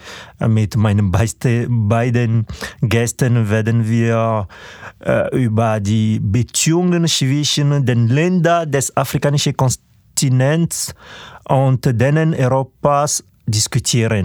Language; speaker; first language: German; non-native, fluent; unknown